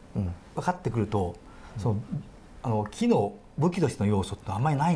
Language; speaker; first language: Japanese; native; Japanese